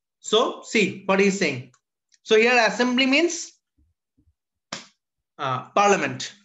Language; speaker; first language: English; non-native, local second language; Bangla